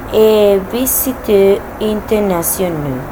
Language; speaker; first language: French; non-native, learner; Spanish